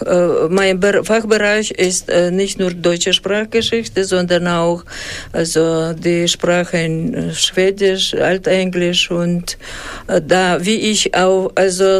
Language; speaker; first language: German; non-native, fluent; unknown